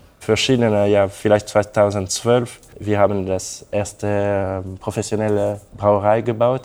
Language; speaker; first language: German; non-native, local second language; French